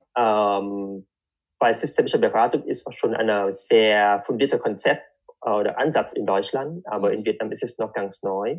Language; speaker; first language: German; non-native, fluent; Vietnamese